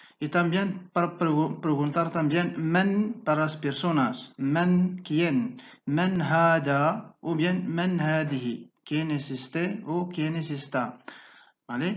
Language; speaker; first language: Spanish; non-native, fluent; Arabic